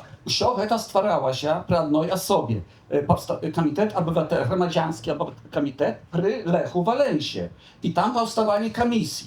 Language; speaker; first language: Polish; non-native, local second language; Belarusian